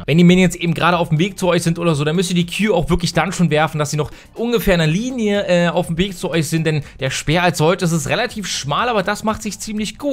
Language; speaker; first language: German; native; German